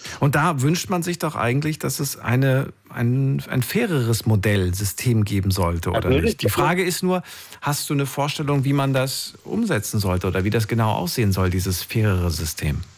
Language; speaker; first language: German; native; German